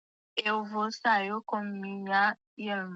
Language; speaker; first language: Portuguese; non-native, learner; Haitian Creole